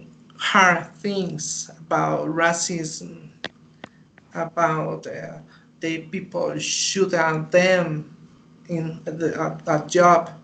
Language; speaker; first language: English; non-native, learner; Spanish